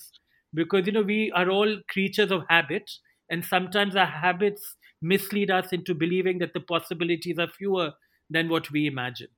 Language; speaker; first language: English; non-native, local second language; Hindi